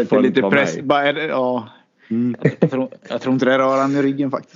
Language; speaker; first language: Swedish; native; Swedish